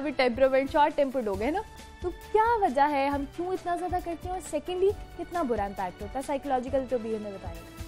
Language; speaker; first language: Urdu; native; Urdu